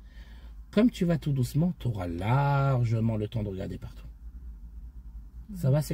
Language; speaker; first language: French; native; French